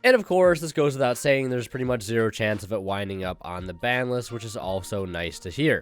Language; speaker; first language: English; native; English